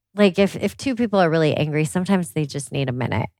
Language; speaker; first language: English; native; English